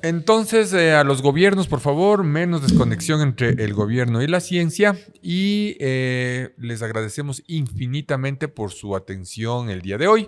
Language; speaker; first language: Spanish; native; Spanish